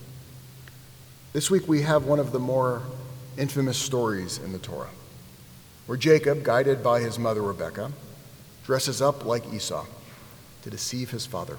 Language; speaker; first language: English; native; English